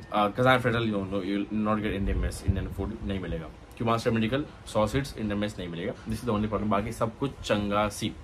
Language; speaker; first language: Hindi; non-native, local second language; Marathi